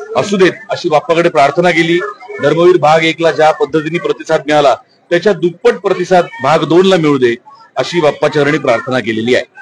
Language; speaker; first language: Marathi; native; Marathi